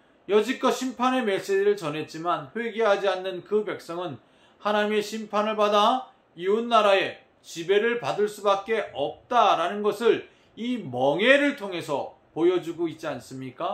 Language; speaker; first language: Korean; native; Korean